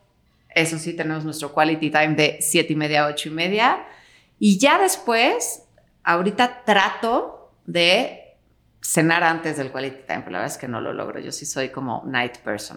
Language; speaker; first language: Spanish; native; Spanish